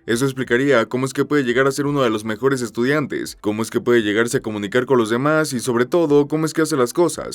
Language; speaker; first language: Spanish; native; Spanish